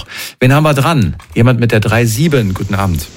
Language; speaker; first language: German; native; German